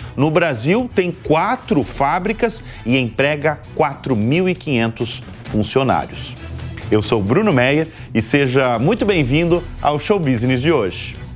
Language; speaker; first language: Portuguese; native; Portuguese